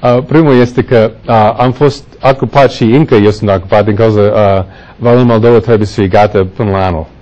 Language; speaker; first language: Romanian; non-native, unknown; English